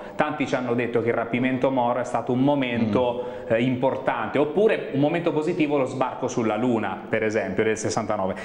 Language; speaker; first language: Italian; native; Italian